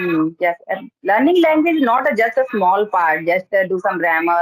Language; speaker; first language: English; non-native, learner; Hindi